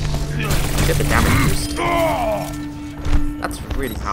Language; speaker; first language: English; native; English